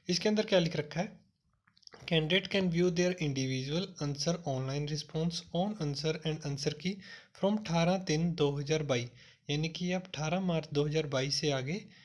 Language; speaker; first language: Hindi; non-native, local second language; Punjabi